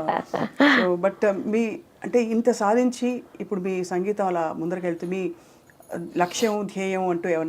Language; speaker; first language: Telugu; native; Telugu